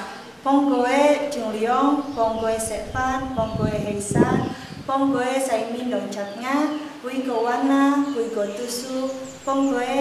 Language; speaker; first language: Cantonese; non-native, learner; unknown